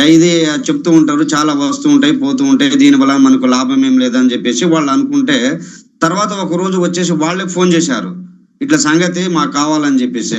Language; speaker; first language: Telugu; non-native, local second language; Lambadi